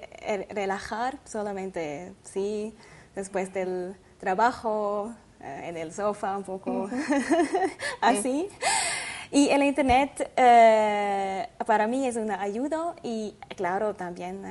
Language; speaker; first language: Spanish; non-native, learner; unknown